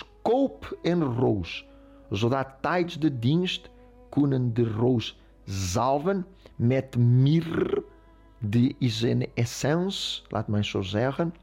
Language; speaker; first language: Dutch; non-native, fluent; Portuguese